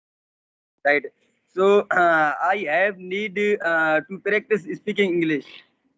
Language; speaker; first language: English; non-native, learner; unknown